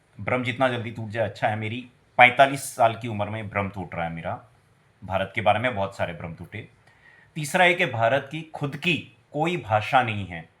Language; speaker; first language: Hindi; non-native, local second language; Gujarati